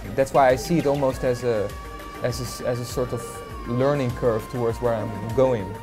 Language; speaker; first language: English; non-native, fluent; Dutch